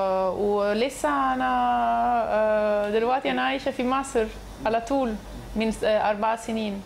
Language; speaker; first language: Arabic; non-native, learner; Italian